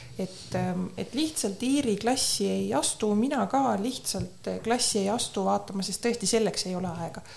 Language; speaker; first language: Estonian; native; Estonian